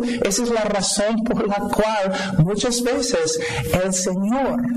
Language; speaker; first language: Spanish; non-native, fluent; English